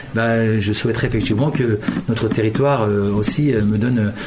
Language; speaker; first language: French; early bilingual, other home language; Turkish